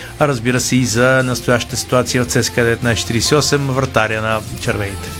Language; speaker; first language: Bulgarian; native; Bulgarian